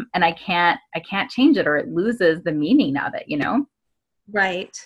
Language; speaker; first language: English; native; English